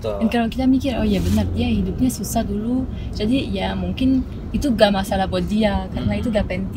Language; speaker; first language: Indonesian; non-native, fluent; French